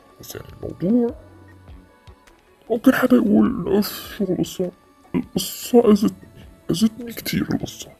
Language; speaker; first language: Arabic; native; Arabic